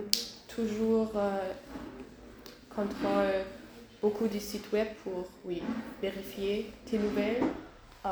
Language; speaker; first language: French; non-native, learner; German